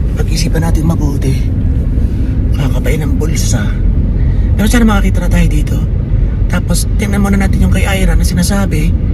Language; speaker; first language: Filipino; native; Filipino